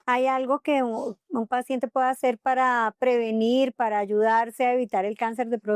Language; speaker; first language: Spanish; native; Spanish